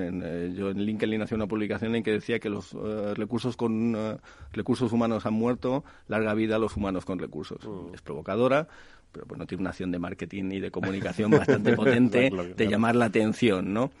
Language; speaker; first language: Spanish; native; Spanish